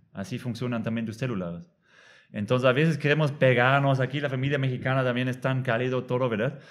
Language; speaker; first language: Spanish; non-native, fluent; German